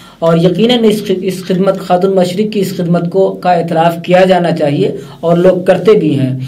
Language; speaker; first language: Urdu; native; Urdu